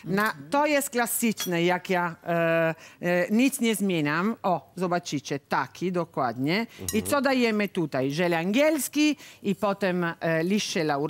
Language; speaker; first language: Polish; non-native, learner; Italian